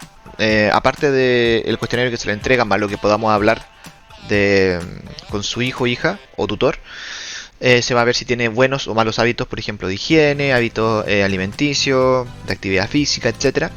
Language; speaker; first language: Spanish; native; Spanish